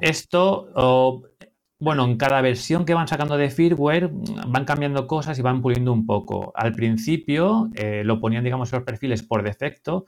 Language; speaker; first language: Spanish; native; Spanish